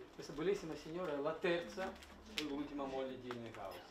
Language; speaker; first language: Italian; non-native, fluent; Russian